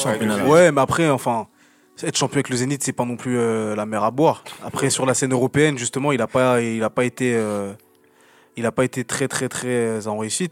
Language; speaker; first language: French; native; French